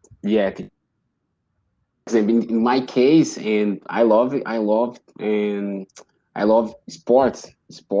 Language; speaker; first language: English; non-native, learner; Portuguese